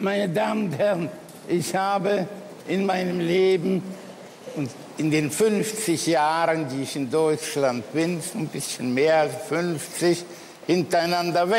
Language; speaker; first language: German; early bilingual, other home language; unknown